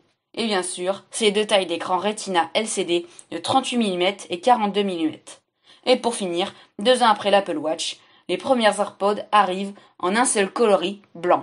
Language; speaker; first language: French; native; French